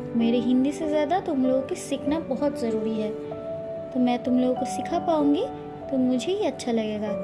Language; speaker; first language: Hindi; non-native, local second language; Bangla